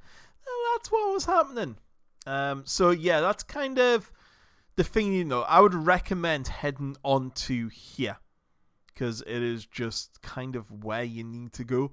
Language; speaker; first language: English; native; English